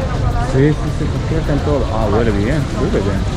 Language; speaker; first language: Spanish; non-native, learner; Japanese